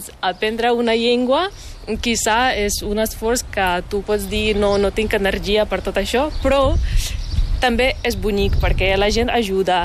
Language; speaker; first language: Catalan; non-native, fluent; Ukrainian